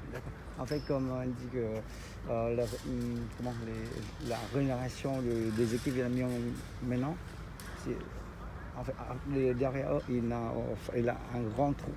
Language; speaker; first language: French; non-native, learner; Vietnamese